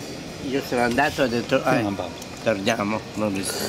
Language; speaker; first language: Italian; non-native, learner; French